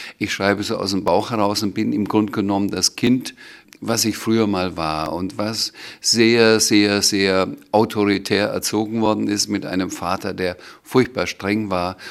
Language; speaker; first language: German; native; German